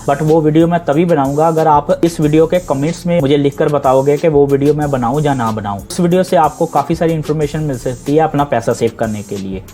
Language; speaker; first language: Hindi; non-native, local second language; Punjabi